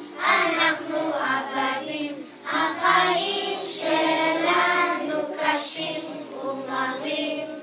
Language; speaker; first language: Hebrew; non-native, learner; English